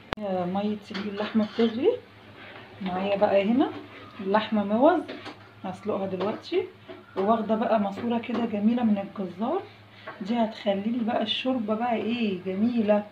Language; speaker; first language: Arabic; native; Arabic